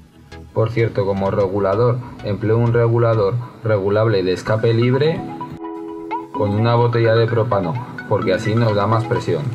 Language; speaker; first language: Spanish; native; Spanish